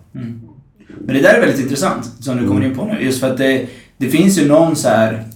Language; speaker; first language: Swedish; native; Swedish